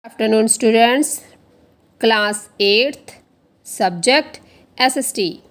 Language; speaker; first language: English; non-native, local second language; Punjabi